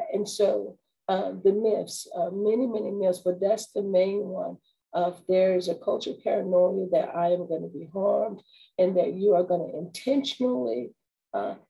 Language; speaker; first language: English; native; English